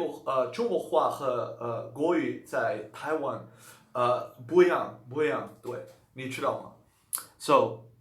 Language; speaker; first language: Chinese; non-native, learner; Dutch